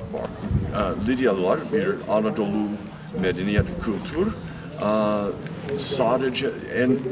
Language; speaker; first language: Turkish; non-native, learner; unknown